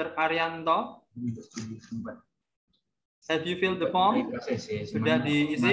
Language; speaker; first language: English; non-native, learner; Indonesian